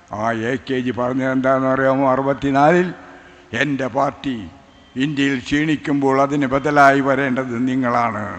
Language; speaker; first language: Malayalam; native; Malayalam